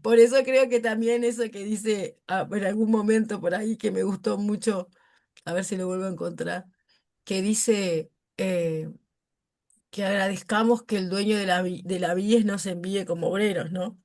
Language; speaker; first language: Spanish; native; Spanish